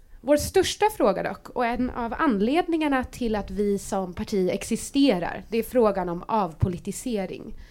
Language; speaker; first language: Swedish; native; Swedish